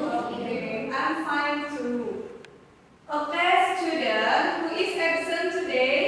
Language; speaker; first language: English; non-native, learner; Indonesian